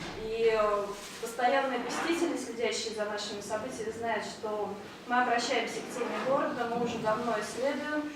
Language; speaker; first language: Russian; native; Russian